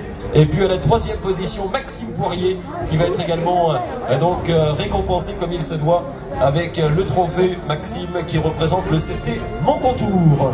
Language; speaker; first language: French; native; French